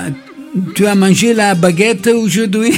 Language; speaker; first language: French; non-native, learner; Italian